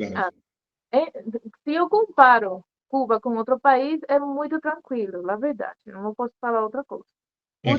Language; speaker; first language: Portuguese; non-native, learner; Spanish